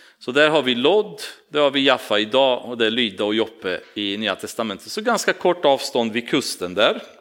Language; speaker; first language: Swedish; non-native, fluent; Romanian